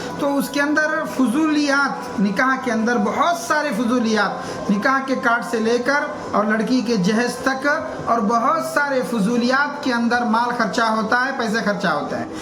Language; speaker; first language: Urdu; native; Urdu